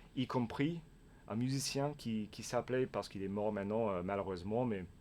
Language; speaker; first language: French; non-native, fluent; English